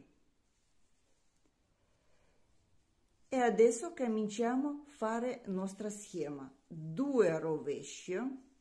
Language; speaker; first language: Italian; non-native, learner; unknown